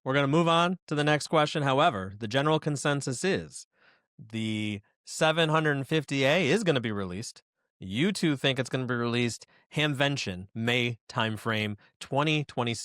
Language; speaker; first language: English; native; English